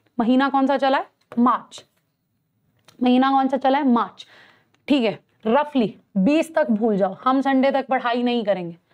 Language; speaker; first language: Hindi; native; Hindi